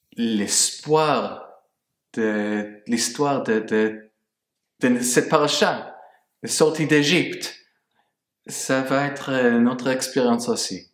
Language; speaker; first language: French; non-native, fluent; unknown